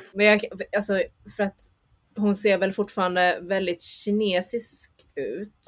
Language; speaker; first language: Swedish; early bilingual, other home language; Chinese